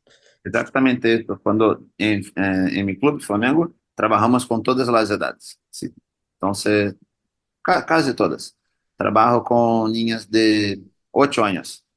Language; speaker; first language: Spanish; non-native, learner; Portuguese